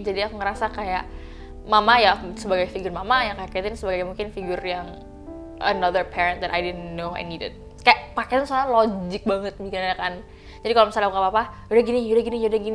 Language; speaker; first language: Indonesian; early bilingual, heritage; Indonesian